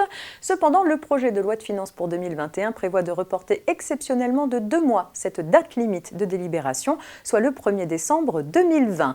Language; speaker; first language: French; native; French